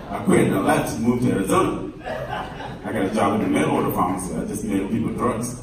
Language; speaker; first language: English; non-native, fluent; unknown